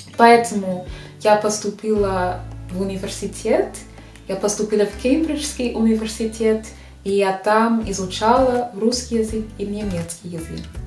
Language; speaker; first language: Russian; non-native, fluent; English